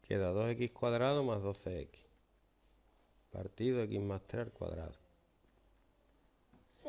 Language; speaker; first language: Spanish; native; Spanish